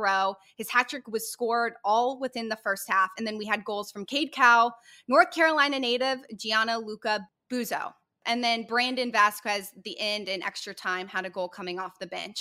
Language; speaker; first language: English; native; English